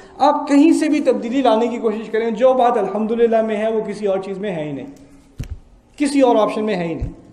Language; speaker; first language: Urdu; early bilingual, heritage; Urdu